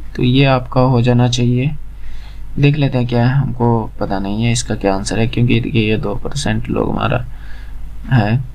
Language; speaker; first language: Hindi; native; Hindi